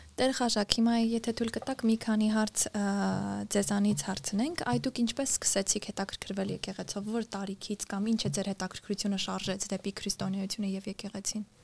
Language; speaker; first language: Armenian; native; Armenian